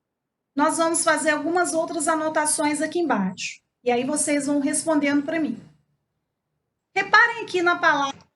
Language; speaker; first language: Portuguese; native; Portuguese